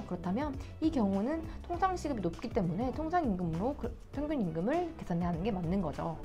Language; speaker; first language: Korean; native; Korean